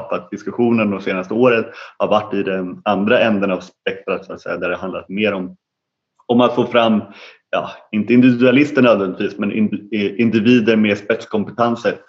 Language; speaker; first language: Swedish; native; Swedish